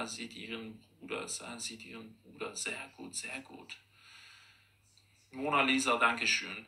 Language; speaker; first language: German; non-native, fluent; Persian